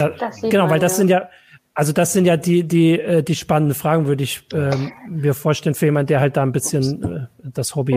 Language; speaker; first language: German; native; German